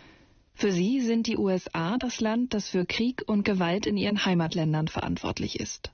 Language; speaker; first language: German; native; German